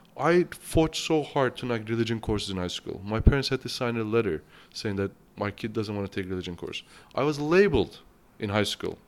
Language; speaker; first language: English; non-native, fluent; Turkish